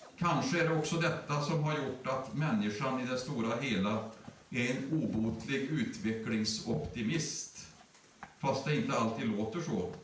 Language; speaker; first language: Swedish; native; Swedish